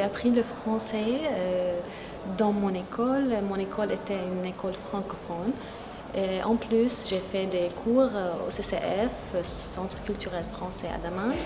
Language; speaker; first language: French; non-native, fluent; Arabic